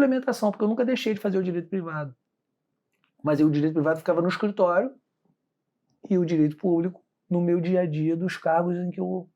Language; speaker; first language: Portuguese; native; Portuguese